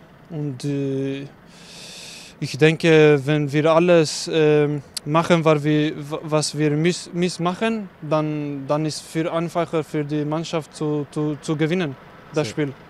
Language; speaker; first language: German; non-native, learner; Bosnian